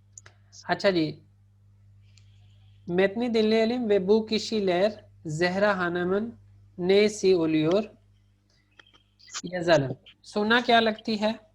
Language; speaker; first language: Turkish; non-native, fluent; Urdu